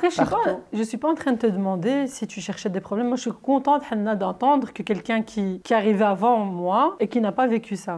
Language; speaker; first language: French; native; French